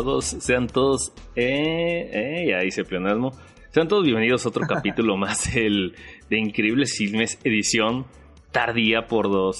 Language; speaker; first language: Spanish; native; Spanish